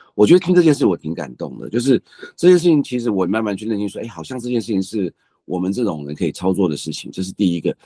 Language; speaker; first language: Chinese; native; Chinese